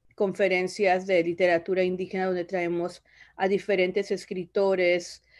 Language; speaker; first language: Spanish; early bilingual, other home language; Zapotec